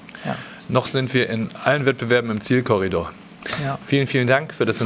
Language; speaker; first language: German; native; German